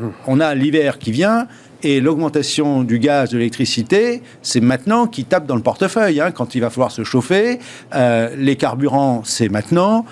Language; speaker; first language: French; native; French